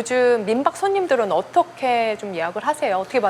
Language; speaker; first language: Korean; native; Korean